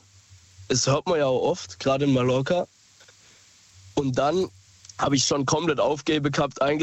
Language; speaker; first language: German; native; German